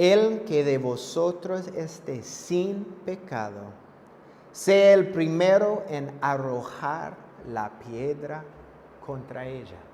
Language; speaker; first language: Spanish; non-native, fluent; English